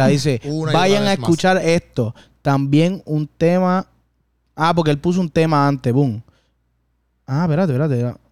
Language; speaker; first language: Spanish; native; Spanish